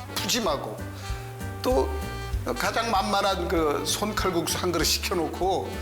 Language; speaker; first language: Korean; native; Korean